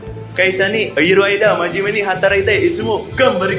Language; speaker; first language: Japanese; non-native, learner; Indonesian